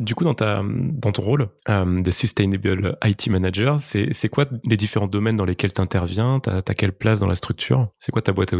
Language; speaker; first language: French; native; French